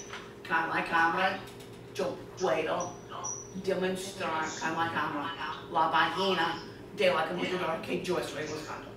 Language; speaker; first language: Spanish; non-native, fluent; English